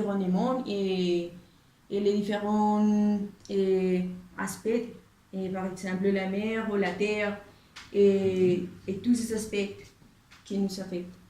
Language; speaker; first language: French; non-native, learner; Spanish